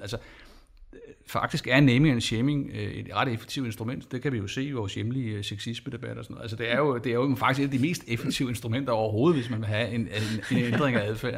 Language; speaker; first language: Danish; native; Danish